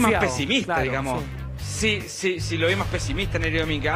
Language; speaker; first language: Spanish; native; Spanish